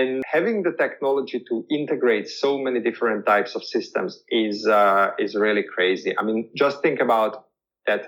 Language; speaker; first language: English; non-native, fluent; Hungarian